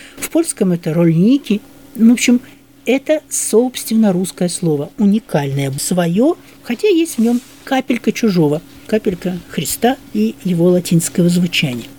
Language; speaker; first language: Russian; native; Russian